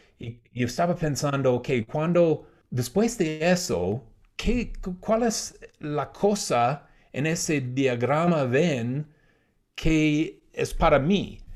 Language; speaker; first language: Spanish; non-native, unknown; English